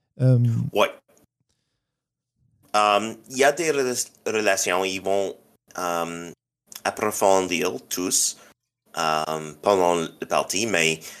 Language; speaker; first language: French; non-native, local second language; English